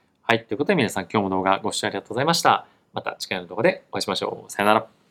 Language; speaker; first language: Japanese; native; Japanese